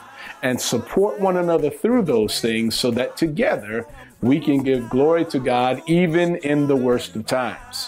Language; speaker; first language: English; native; English